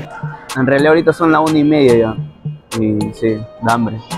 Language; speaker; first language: Spanish; native; Spanish